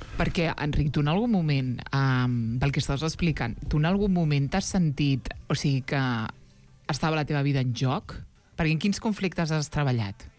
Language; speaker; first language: Catalan; native; Catalan